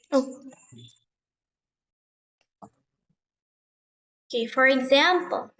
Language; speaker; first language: English; non-native, fluent; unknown